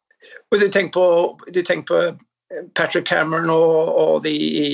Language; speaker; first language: Norwegian; non-native, fluent; English